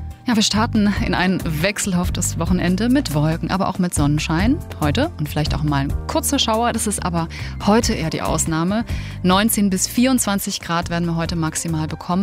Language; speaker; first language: German; native; German